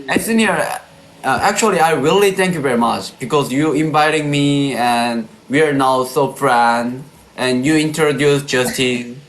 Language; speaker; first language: English; non-native, learner; Korean